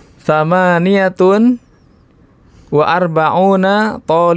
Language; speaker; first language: Arabic; non-native, learner; Indonesian